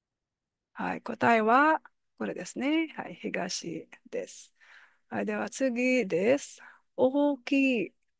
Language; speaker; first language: Japanese; non-native, fluent; Filipino